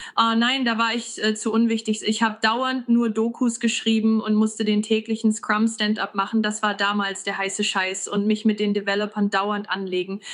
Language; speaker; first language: German; native; German